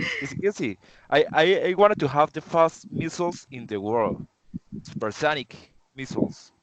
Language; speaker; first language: English; non-native, learner; Spanish